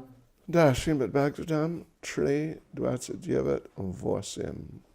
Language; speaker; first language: Russian; non-native, learner; English